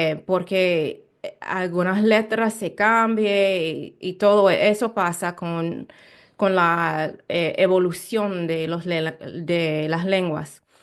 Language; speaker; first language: Spanish; non-native, learner; English